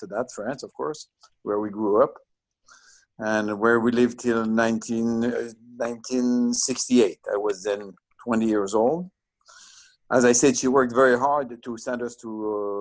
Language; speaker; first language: English; non-native, fluent; French